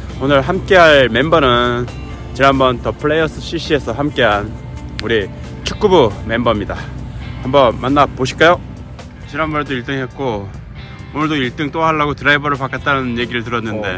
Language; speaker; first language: Korean; native; Korean